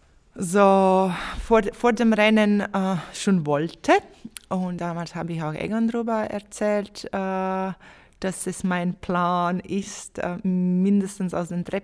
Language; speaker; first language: German; non-native, fluent; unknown